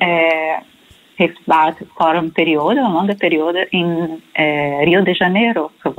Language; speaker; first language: Dutch; non-native, local second language; Portuguese